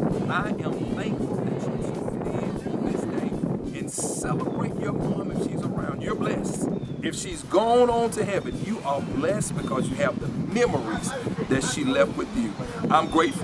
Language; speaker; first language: English; native; English